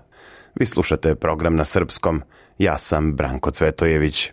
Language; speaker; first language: Croatian; native; Croatian